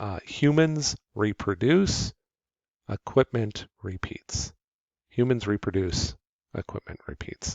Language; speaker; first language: English; native; English